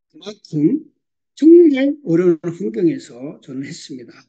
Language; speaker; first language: Korean; early bilingual, heritage; Korean